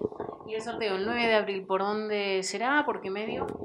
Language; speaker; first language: Spanish; native; Spanish